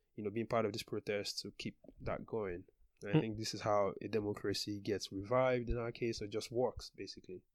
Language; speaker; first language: English; non-native, local second language; Yoruba